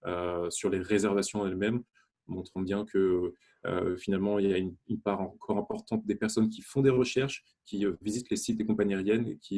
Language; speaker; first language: French; native; French